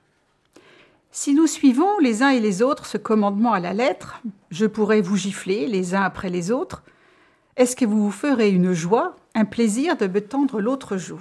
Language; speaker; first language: French; native; French